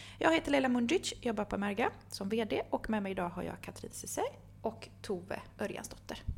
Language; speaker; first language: Swedish; early bilingual, other home language; Bosnian